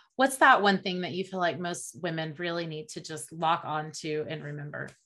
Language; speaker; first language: English; native; English